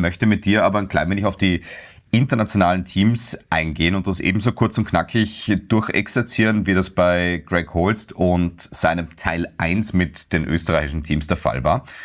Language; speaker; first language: German; native; German